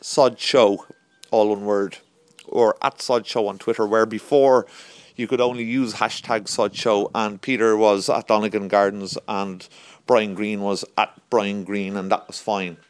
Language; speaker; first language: English; native; English